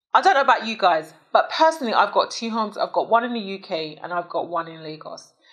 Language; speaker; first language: English; native; English